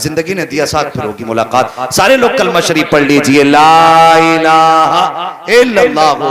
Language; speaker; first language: Hindi; native; Hindi